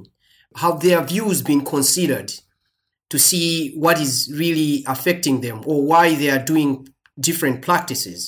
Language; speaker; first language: English; non-native, local second language; Nyanja